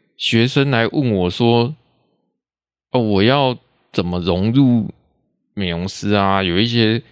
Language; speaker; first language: Chinese; non-native, local second language; Min Nan Chinese